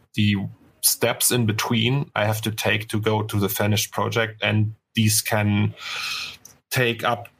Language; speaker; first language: English; non-native, fluent; German